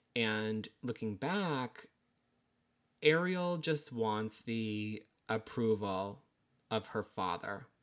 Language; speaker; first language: English; native; English